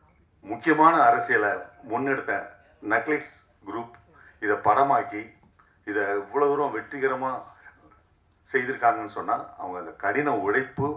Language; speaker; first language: Tamil; native; Tamil